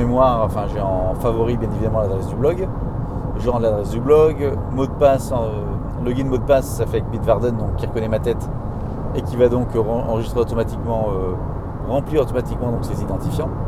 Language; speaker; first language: French; native; French